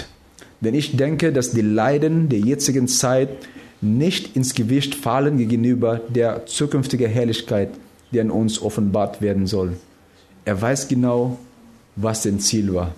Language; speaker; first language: German; non-native, fluent; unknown